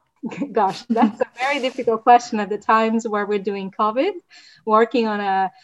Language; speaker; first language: English; non-native, fluent; Italian